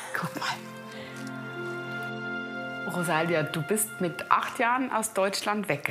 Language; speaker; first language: German; native; German